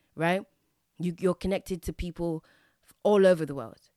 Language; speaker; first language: English; native; English